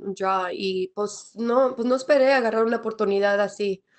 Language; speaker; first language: Spanish; early bilingual, other home language; English